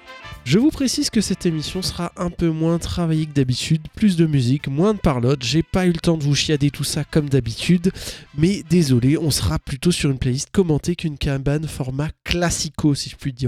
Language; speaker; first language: French; native; French